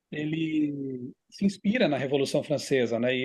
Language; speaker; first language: Portuguese; native; Portuguese